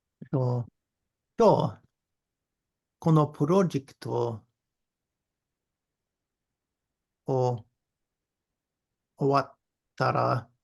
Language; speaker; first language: Japanese; non-native, learner; English